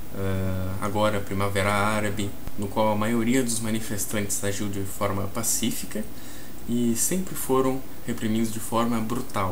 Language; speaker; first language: Portuguese; native; Portuguese